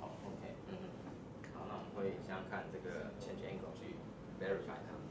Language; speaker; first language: Chinese; native; Chinese